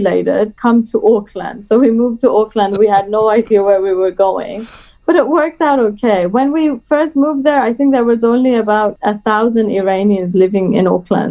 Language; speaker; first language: English; early bilingual, other home language; Persian